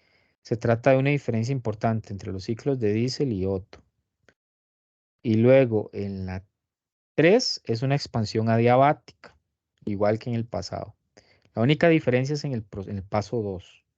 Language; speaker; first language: Spanish; native; Spanish